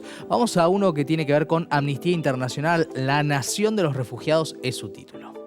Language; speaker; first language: Spanish; native; Spanish